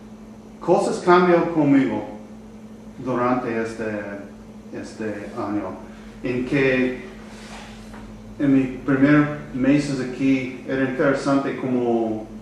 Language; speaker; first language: Spanish; non-native, learner; English